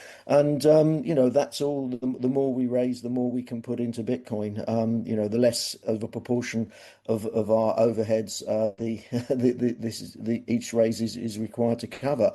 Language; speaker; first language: English; native; English